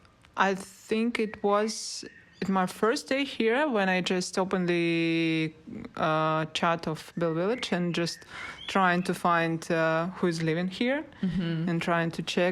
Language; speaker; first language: English; non-native, learner; Russian